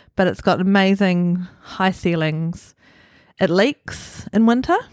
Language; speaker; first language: English; native; English